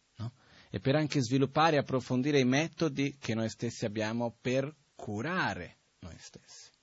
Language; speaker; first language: Italian; non-native, fluent; Portuguese